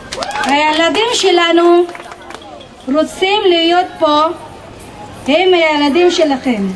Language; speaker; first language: Hebrew; non-native, learner; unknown